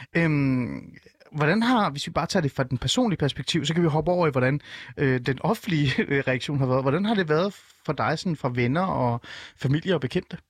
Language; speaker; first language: Danish; early bilingual, other home language; Persian